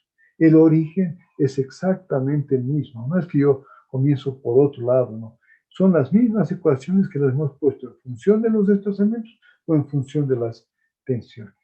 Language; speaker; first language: Spanish; native; Spanish